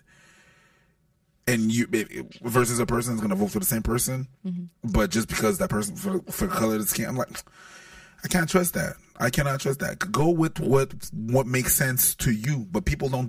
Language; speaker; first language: English; non-native, fluent; French